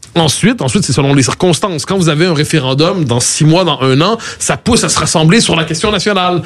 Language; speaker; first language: French; native; French